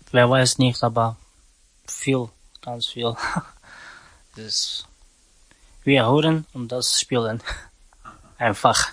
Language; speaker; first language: German; non-native, learner; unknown